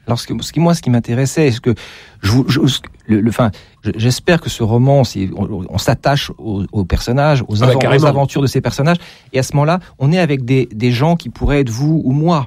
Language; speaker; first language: French; native; French